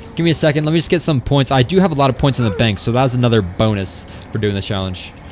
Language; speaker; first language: English; native; English